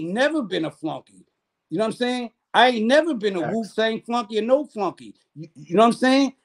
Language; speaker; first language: English; native; English